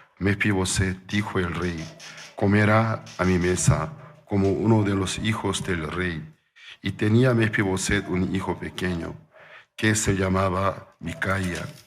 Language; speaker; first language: Spanish; non-native, fluent; Korean